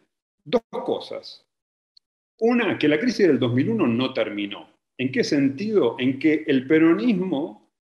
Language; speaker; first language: Spanish; native; Spanish